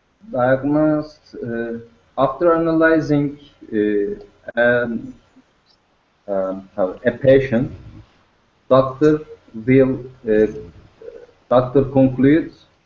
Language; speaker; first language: English; non-native, learner; Turkish